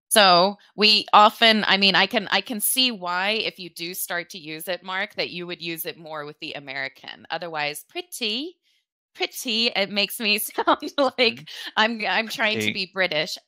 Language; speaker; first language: English; native; English